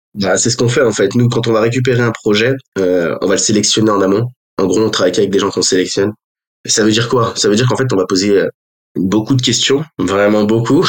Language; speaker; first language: French; native; French